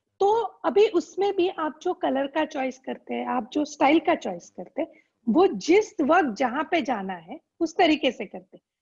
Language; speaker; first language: Hindi; non-native, local second language; Gujarati